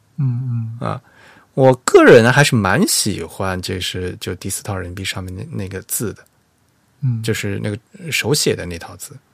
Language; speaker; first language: Chinese; native; Chinese